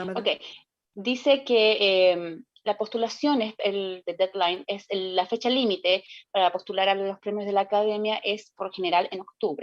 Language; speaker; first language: Spanish; native; Spanish